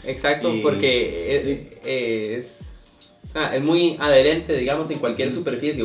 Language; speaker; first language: Spanish; native; Spanish